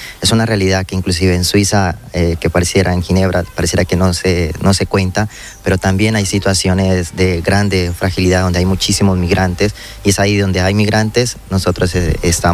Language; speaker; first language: Spanish; native; Spanish